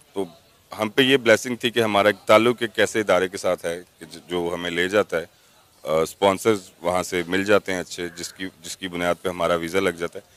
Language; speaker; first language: Urdu; non-native, local second language; Punjabi